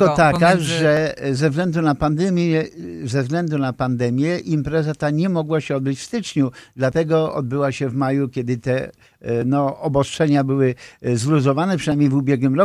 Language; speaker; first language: Polish; native; Polish